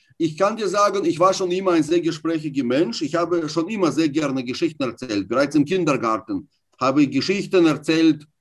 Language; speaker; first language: German; non-native, fluent; Russian